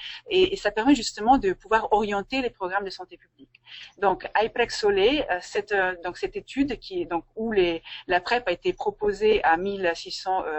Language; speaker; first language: French; native; French